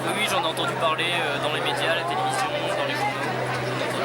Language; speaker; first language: French; native; French